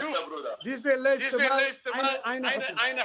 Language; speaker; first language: German; non-native, learner; Somali